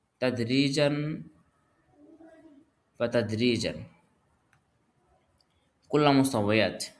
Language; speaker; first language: Arabic; non-native, fluent; Bangla